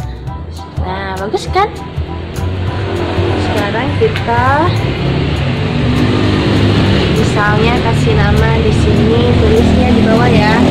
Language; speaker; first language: Indonesian; native; Indonesian